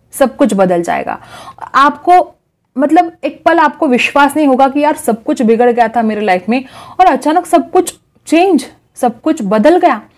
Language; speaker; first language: Hindi; non-native, local second language; Marathi